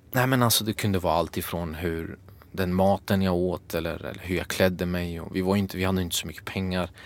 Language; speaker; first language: Swedish; early bilingual, other home language; Kurdish